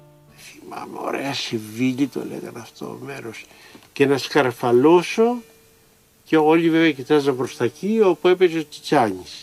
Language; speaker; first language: Greek; native; Greek